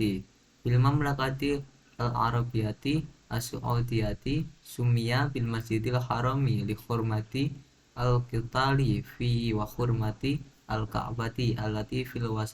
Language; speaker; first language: Arabic; non-native, learner; Indonesian